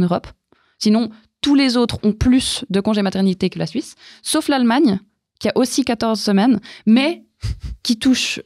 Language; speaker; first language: French; native; French